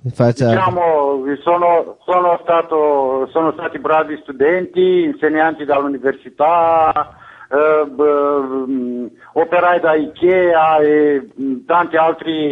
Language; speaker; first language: Italian; non-native, fluent; Romanian